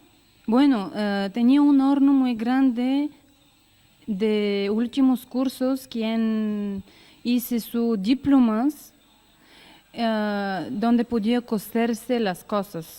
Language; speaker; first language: Spanish; non-native, learner; Bulgarian